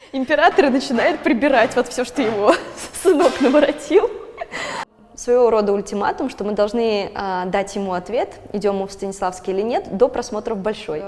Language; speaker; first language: Russian; native; Russian